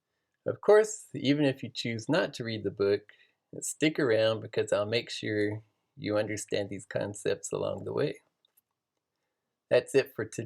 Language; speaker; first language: English; native; English